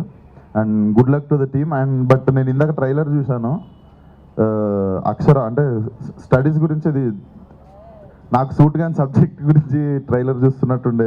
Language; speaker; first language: Telugu; native; Telugu